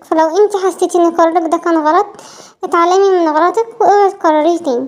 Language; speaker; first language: Arabic; native; Arabic